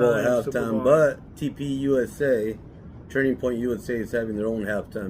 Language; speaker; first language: English; native; English